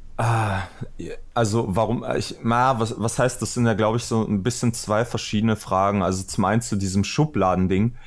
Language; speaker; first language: German; early bilingual, other home language; Albanian